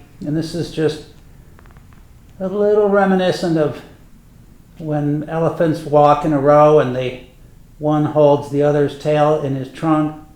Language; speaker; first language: English; native; English